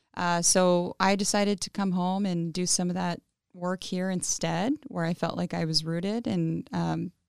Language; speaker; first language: English; early bilingual, other home language; Spanish